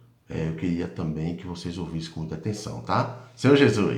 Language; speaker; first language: Portuguese; native; Portuguese